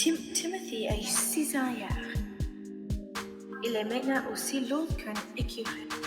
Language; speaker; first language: French; non-native, local second language; English